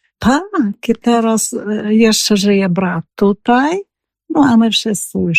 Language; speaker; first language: Polish; early bilingual, heritage; Polish